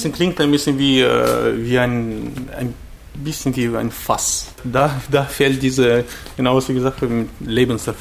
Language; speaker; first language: German; non-native, fluent; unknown